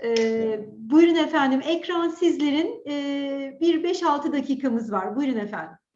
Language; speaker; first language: Turkish; native; Turkish